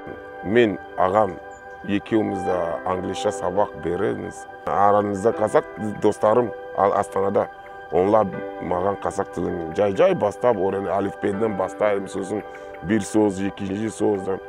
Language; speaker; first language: Kazakh; non-native, learner; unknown